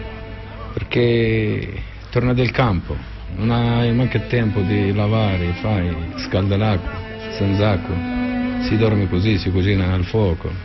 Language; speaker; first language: Italian; non-native, learner; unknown